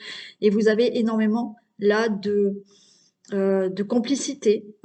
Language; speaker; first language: French; native; French